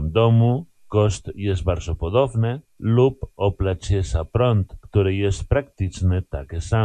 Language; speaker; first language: Polish; non-native, learner; Spanish